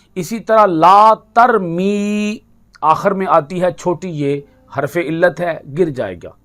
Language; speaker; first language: Urdu; native; Urdu